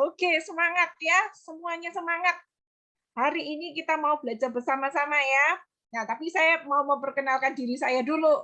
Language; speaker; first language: Indonesian; native; Indonesian